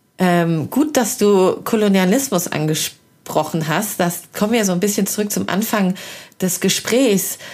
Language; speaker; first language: German; early bilingual, other home language; Persian